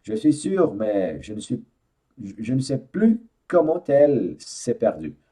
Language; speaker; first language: French; non-native, fluent; Portuguese